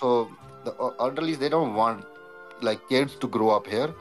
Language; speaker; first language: English; non-native, local second language; Punjabi